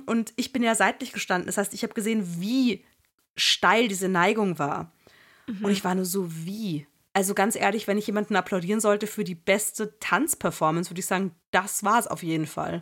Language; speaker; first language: German; native; German